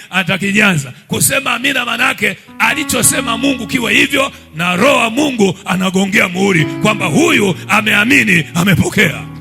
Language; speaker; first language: Swahili; native; Swahili